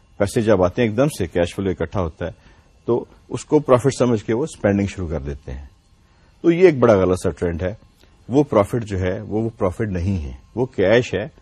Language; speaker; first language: Urdu; non-native, local second language; Punjabi